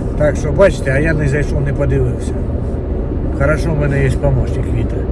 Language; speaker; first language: Ukrainian; non-native, local second language; Russian